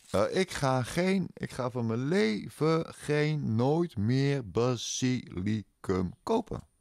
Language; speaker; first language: Dutch; native; Dutch